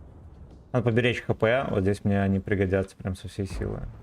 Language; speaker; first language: Russian; native; Russian